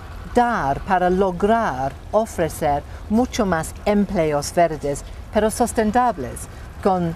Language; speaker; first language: Spanish; non-native, fluent; English